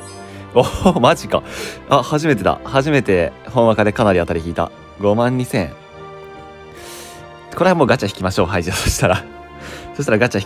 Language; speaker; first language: Japanese; native; Japanese